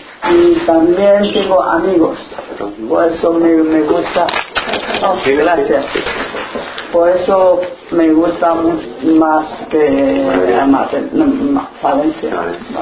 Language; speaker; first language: Spanish; non-native, learner; Chinese